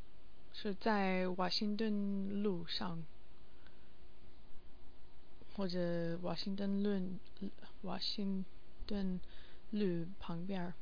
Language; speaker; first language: Chinese; non-native, learner; English